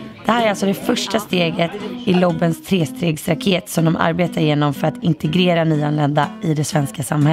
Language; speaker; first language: Swedish; native; Swedish